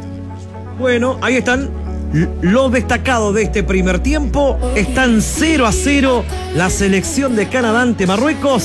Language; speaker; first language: Spanish; native; Spanish